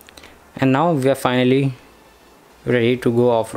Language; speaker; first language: English; non-native, local second language; Hindi